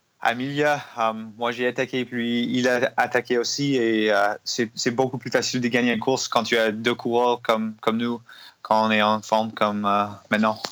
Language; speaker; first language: French; non-native, learner; English